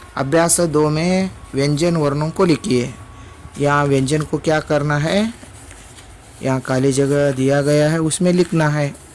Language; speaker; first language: Hindi; non-native, local second language; Kannada